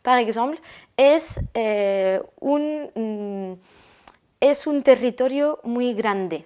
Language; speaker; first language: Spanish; non-native, fluent; French